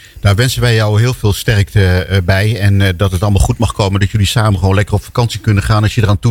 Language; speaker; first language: Dutch; native; Dutch